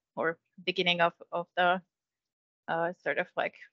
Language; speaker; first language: English; non-native, fluent; Finnish